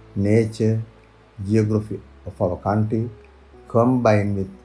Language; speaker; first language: English; non-native, local second language; Sinhala